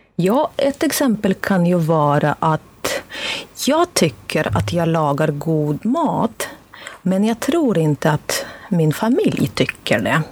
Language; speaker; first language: Swedish; non-native, fluent; Russian